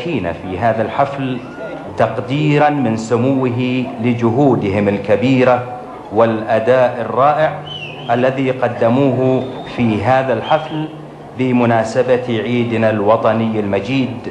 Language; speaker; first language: Arabic; native; Arabic